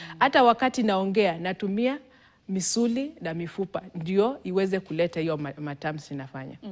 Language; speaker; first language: Swahili; non-native, local second language; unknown